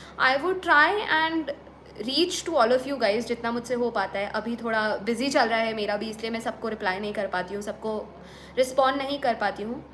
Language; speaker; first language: Hindi; native; Hindi